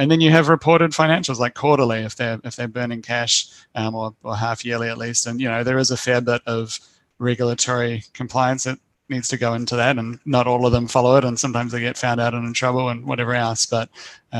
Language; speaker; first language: English; native; English